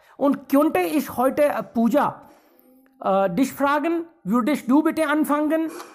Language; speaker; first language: German; non-native, fluent; Hindi